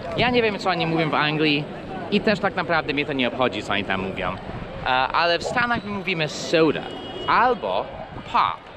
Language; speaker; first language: Polish; non-native, fluent; English